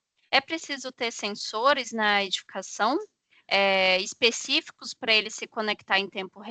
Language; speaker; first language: Portuguese; native; Portuguese